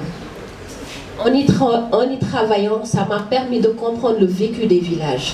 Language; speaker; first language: French; non-native, local second language; Wolof